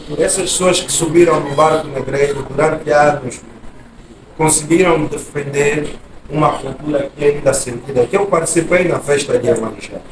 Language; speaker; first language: Portuguese; native; Portuguese